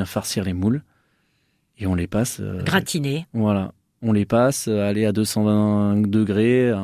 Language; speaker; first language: French; native; French